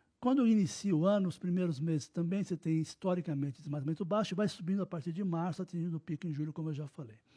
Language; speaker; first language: Portuguese; native; Portuguese